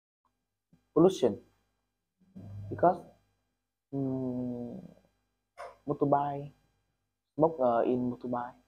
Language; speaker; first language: English; non-native, learner; Vietnamese